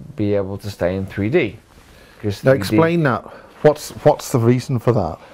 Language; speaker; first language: English; native; English